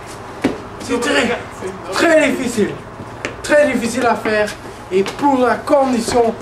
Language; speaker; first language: French; non-native, learner; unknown